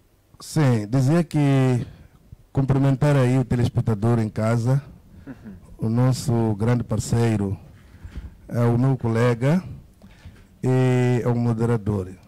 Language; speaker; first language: Portuguese; native; Portuguese